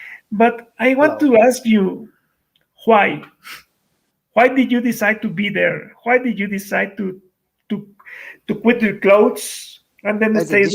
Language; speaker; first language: English; non-native, fluent; Spanish